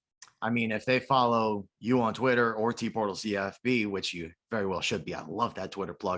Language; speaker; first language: English; native; English